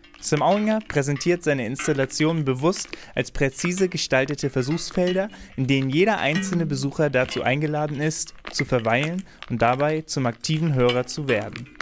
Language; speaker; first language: German; native; German